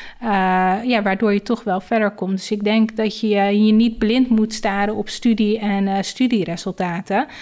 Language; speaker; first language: Dutch; native; Dutch